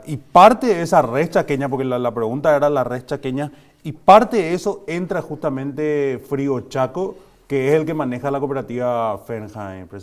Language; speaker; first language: Spanish; native; Spanish